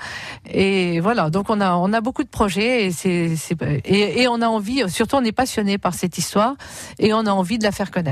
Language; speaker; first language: French; native; French